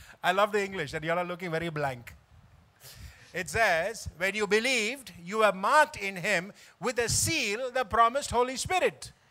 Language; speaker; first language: English; non-native, local second language; Tamil